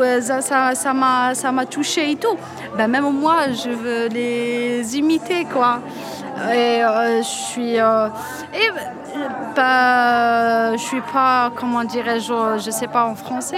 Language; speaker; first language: French; non-native, learner; Arabic